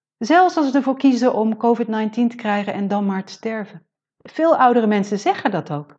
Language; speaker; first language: Dutch; native; Dutch